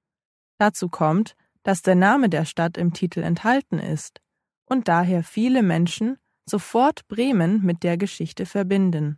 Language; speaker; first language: German; native; German